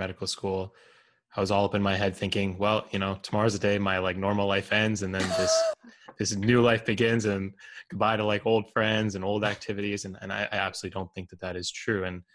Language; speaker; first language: English; native; English